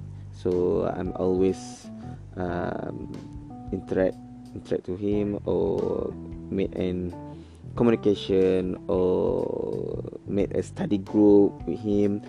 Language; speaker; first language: English; non-native, learner; Malay